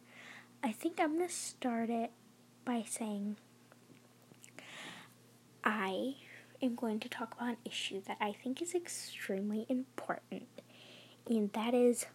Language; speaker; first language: English; native; English